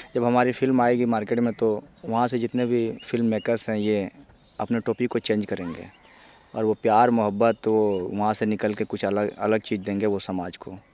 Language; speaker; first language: Hindi; native; Hindi